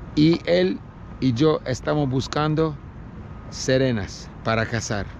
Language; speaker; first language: Spanish; non-native, learner; Russian